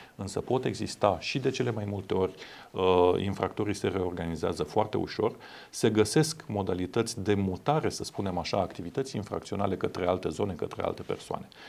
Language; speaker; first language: Romanian; native; Romanian